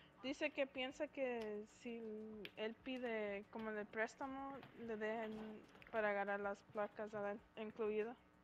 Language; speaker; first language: Spanish; early bilingual, heritage; Spanish